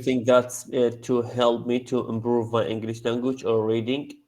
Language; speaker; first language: English; non-native, learner; Arabic